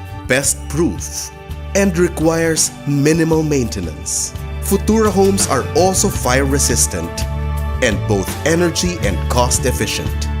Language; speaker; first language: English; non-native, local second language; Filipino